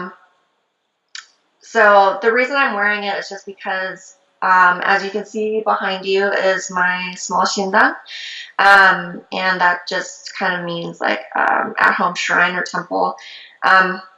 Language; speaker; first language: English; early bilingual, other home language; Korean